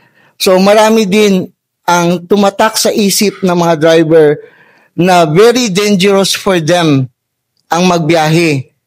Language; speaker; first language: Filipino; native; Filipino